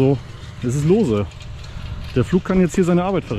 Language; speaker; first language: German; native; German